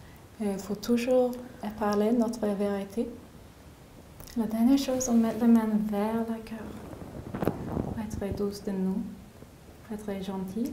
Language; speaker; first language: French; non-native, learner; English